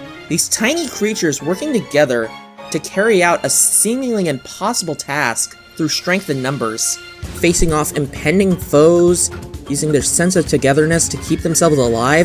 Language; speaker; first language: English; native; English